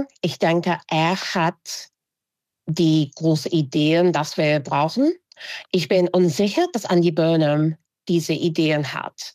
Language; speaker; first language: German; non-native, fluent; English